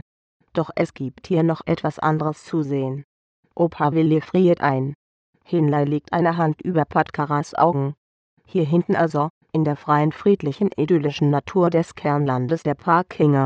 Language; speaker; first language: German; native; German